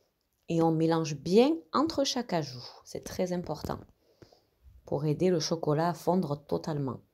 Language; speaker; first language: French; native; French